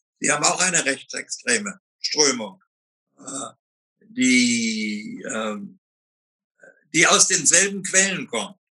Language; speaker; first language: German; native; German